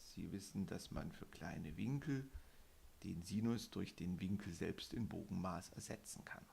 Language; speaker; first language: German; native; German